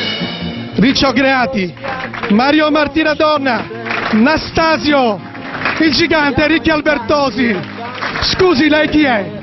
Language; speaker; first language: Italian; native; Italian